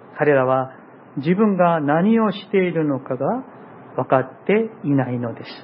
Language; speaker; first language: Japanese; non-native, fluent; Korean